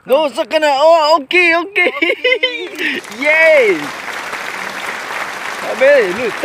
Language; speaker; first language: Japanese; non-native, learner; Lao